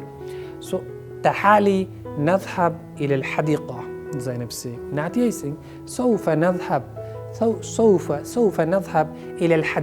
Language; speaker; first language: Arabic; non-native, fluent; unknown